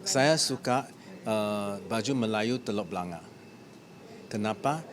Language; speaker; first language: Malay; non-native, learner; English